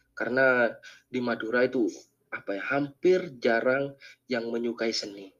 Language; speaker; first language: Indonesian; non-native, local second language; Madurese